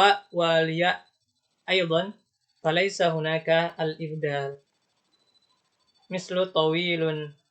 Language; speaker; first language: Arabic; non-native, learner; Indonesian